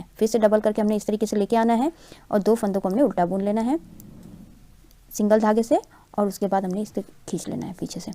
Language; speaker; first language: Hindi; non-native, local second language; Punjabi